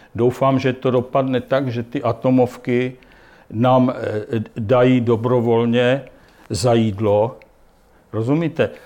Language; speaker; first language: Czech; native; Czech